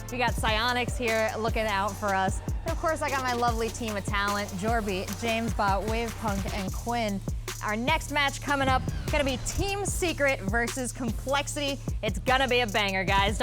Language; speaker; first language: English; native; English